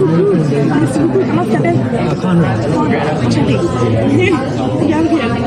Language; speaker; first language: French; native; French